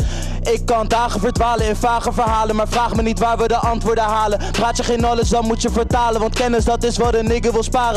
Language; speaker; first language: Dutch; native; Dutch